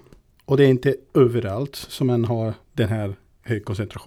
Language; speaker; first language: Swedish; non-native, fluent; Portuguese